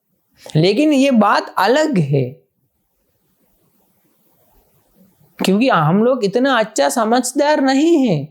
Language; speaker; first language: Hindi; non-native, fluent; Sinhala